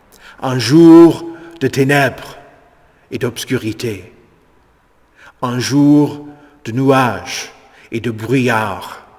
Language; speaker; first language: French; native; French